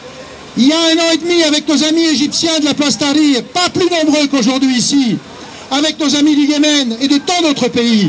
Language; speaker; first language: French; native; French